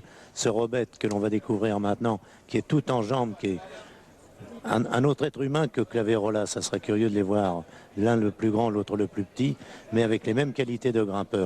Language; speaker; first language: French; native; French